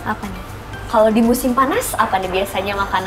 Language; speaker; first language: Indonesian; native; Indonesian